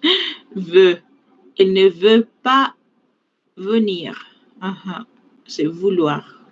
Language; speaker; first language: French; non-native, fluent; Spanish